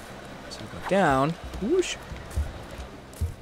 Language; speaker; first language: English; native; English